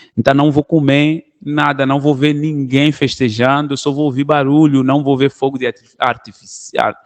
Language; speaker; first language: Portuguese; non-native, local second language; Kongo